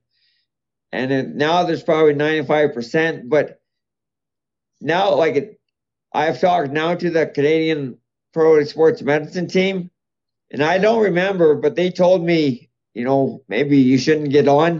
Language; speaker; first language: English; native; English